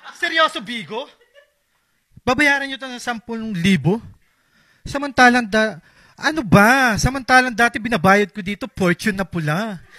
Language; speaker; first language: Filipino; native; Filipino